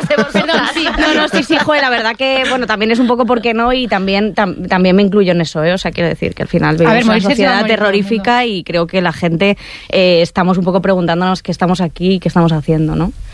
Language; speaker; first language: Spanish; native; Spanish